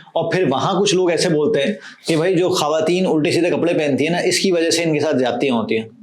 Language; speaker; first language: Urdu; native; Urdu